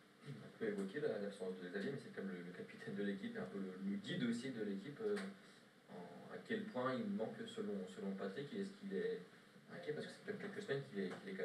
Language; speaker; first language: French; native; French